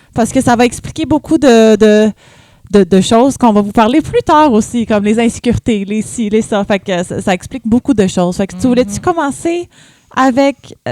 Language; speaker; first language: French; early bilingual, other home language; English